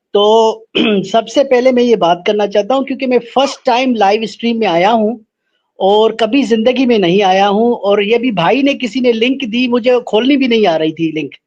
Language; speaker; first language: Urdu; non-native, local second language; Sindhi